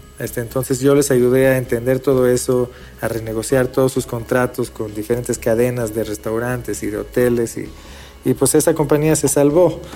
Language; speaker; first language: Spanish; early bilingual, other home language; Hebrew